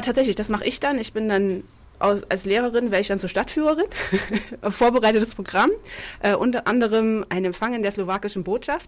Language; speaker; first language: German; native; German